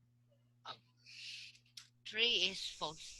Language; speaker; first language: English; non-native, learner; Vietnamese